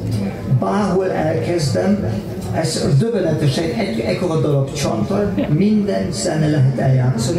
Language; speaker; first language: Hungarian; non-native, fluent; German